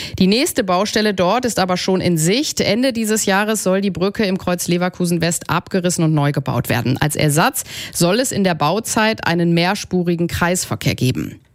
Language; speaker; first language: German; native; German